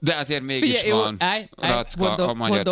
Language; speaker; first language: Hungarian; native; Hungarian